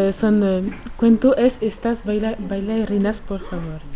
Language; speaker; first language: Spanish; non-native, learner; French